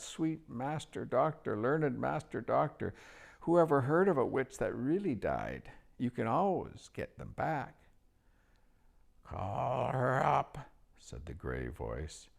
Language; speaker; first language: English; native; English